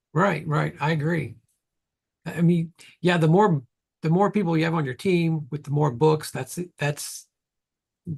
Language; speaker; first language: English; native; English